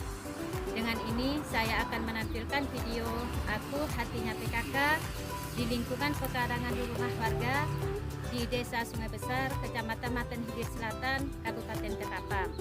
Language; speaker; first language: Indonesian; native; Indonesian